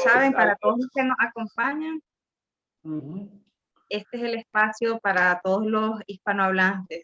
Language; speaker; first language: Spanish; native; Spanish